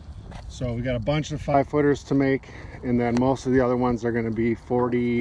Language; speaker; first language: English; native; English